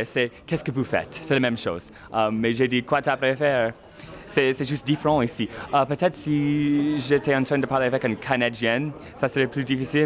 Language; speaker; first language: French; non-native, local second language; English